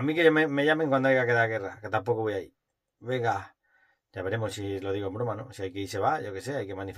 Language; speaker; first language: Spanish; native; Spanish